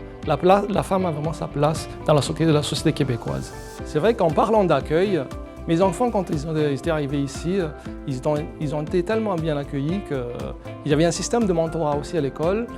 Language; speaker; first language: French; non-native, local second language; Malagasy